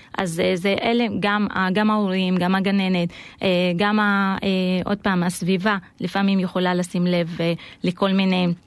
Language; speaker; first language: Hebrew; non-native, local second language; Arabic